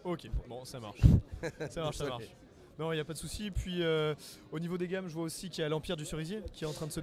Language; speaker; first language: French; native; French